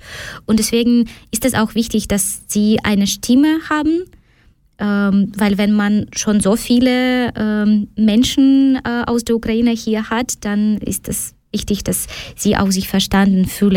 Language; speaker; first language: German; non-native, fluent; Ukrainian